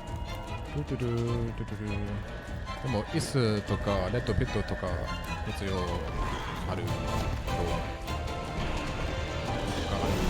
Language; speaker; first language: Japanese; non-native, learner; German